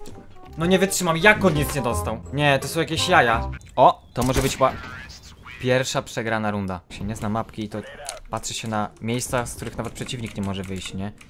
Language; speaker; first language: Polish; native; Polish